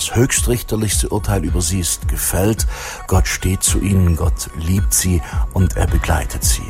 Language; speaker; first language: German; native; German